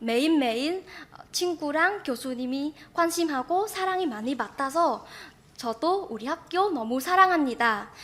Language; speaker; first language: Korean; non-native, fluent; Vietnamese